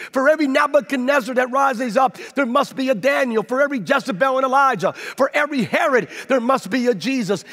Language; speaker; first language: English; native; English